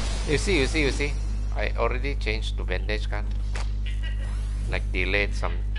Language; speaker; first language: English; non-native, local second language; Malay